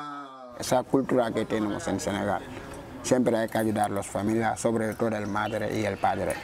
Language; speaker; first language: Spanish; non-native, local second language; Wolof